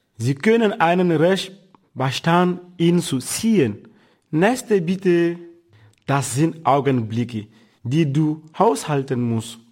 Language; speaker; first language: German; non-native, fluent; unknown